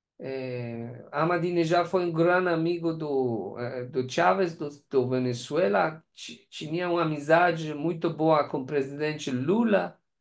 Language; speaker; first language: Portuguese; non-native, learner; Persian